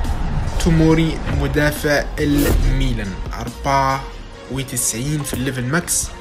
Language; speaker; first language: Arabic; native; Arabic